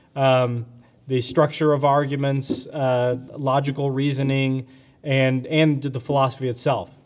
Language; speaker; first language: English; native; English